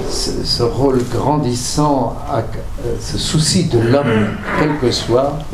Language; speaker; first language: French; native; French